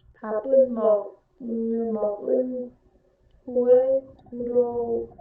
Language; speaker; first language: Korean; non-native, learner; Vietnamese